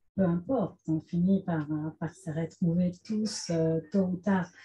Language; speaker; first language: French; non-native, fluent; Spanish